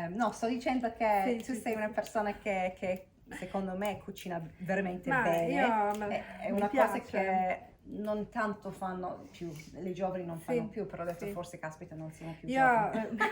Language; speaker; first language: Italian; non-native, fluent; English